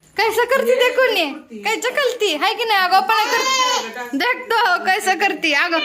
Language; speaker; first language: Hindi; non-native, local second language; Marathi